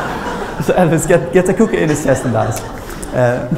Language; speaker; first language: English; non-native, fluent; Swedish